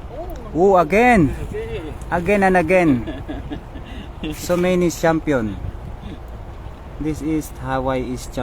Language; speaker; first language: English; non-native, local second language; Filipino